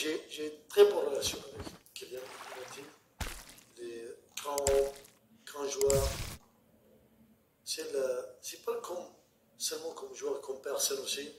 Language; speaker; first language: French; non-native, learner; Arabic